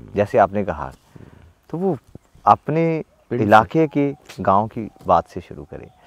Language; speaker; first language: Hindi; native; Hindi